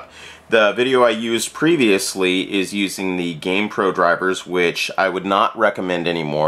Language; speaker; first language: English; native; English